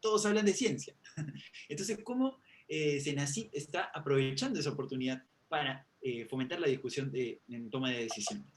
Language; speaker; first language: Spanish; native; Spanish